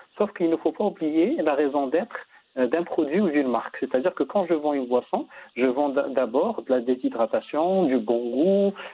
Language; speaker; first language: French; non-native, local second language; Arabic